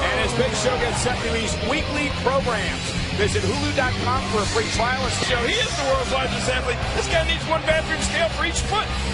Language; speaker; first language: English; native; English